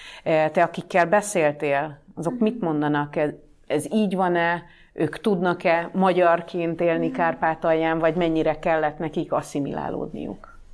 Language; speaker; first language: Hungarian; native; Hungarian